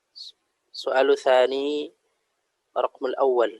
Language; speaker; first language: Arabic; non-native, fluent; Indonesian